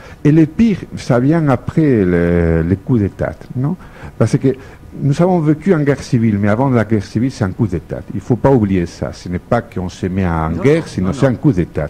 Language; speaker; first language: French; non-native, fluent; Spanish